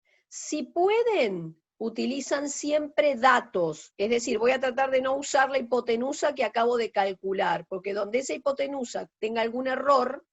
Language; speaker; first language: Spanish; native; Spanish